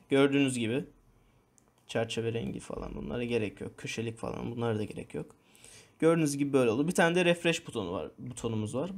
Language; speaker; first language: Turkish; native; Turkish